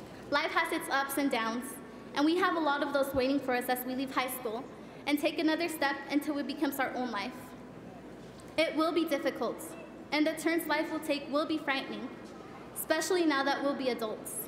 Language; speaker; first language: English; early bilingual, other home language; Spanish